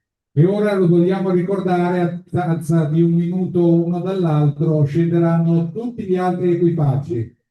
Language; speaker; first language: Italian; native; Italian